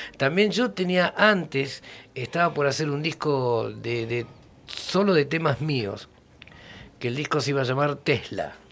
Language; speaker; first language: Spanish; native; Spanish